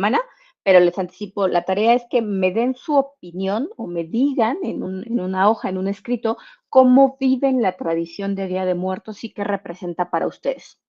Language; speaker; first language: Spanish; native; Spanish